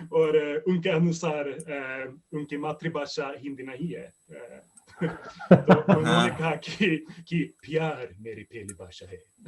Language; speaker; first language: Hindi; non-native, learner; Swedish